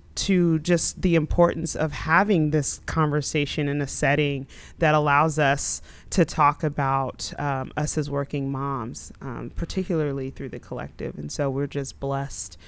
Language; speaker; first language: English; early bilingual, other home language; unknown